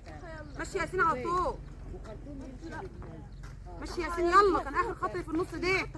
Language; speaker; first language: Arabic; native; Arabic